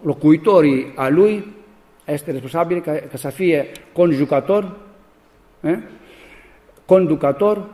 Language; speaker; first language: Romanian; non-native, learner; Greek